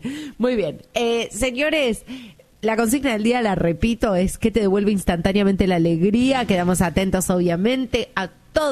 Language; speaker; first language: Spanish; native; Spanish